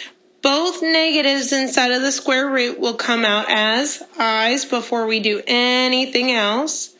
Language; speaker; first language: English; native; English